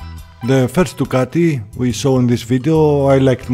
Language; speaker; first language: English; non-native, learner; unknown